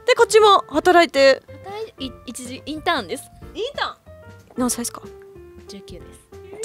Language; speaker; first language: Japanese; non-native, fluent; German